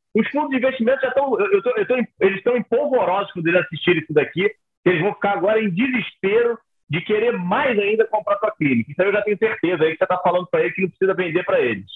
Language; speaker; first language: Portuguese; native; Portuguese